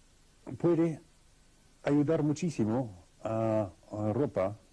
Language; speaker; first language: Spanish; non-native, fluent; Russian